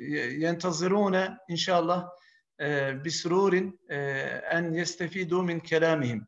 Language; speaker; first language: Arabic; non-native, fluent; Turkish